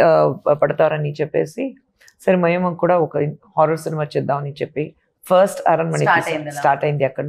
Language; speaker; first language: Telugu; non-native, learner; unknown